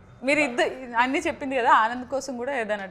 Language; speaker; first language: Telugu; non-native, learner; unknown